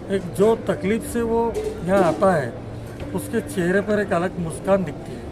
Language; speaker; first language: Hindi; non-native, local second language; Marathi